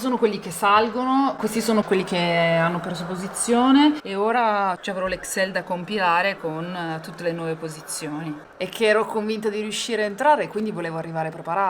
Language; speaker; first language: Italian; native; Italian